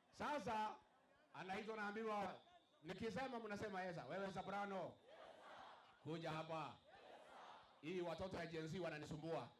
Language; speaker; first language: Swahili; non-native, local second language; Kikuyu